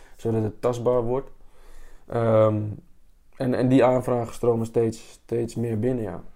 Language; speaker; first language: Dutch; native; Dutch